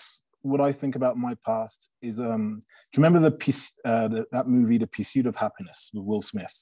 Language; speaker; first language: English; native; English